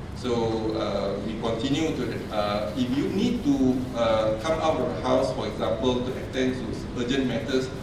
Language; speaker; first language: English; non-native, local second language; Malay